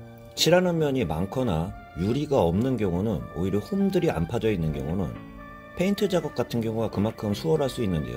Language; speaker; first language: Korean; native; Korean